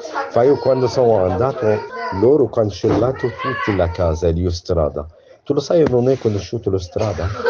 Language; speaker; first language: Italian; non-native, learner; Arabic